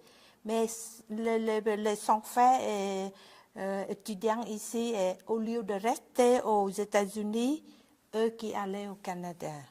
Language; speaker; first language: French; non-native, learner; Vietnamese